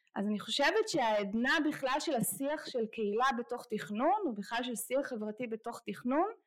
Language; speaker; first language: Hebrew; native; Hebrew